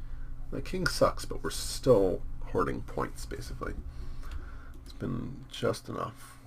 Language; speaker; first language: English; native; English